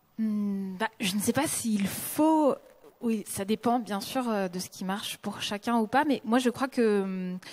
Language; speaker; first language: French; early bilingual, other home language; Russian